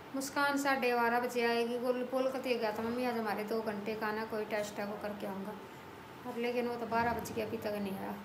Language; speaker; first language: Hindi; native; Hindi